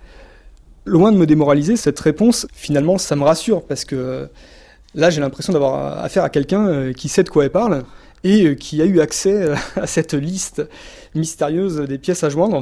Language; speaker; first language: French; native; French